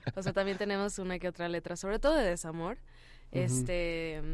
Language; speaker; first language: Spanish; native; Spanish